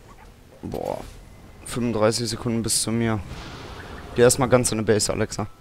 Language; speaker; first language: German; native; German